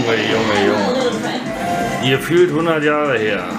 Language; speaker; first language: German; native; German